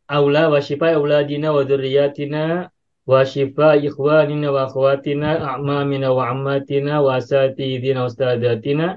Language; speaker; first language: Arabic; non-native, fluent; Indonesian